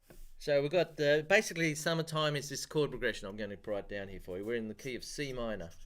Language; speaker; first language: English; native; English